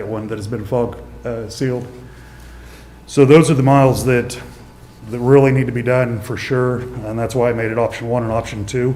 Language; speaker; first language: English; native; English